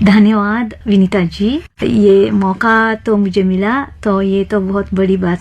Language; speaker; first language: Hindi; non-native, fluent; Sinhala